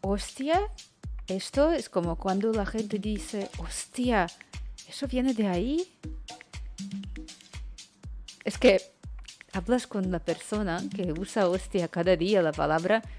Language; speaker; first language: Spanish; non-native, fluent; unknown